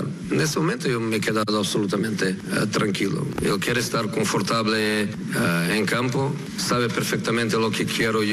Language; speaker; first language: Spanish; non-native, fluent; Portuguese